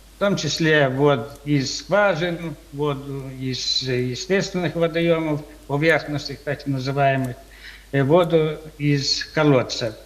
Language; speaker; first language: Russian; non-native, local second language; Romanian